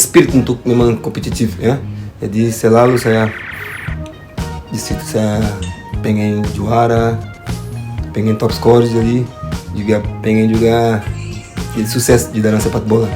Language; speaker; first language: Indonesian; non-native, fluent; Portuguese